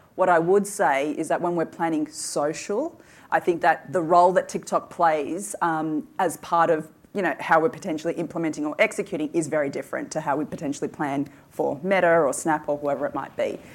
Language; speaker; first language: English; early bilingual, other home language; Hindi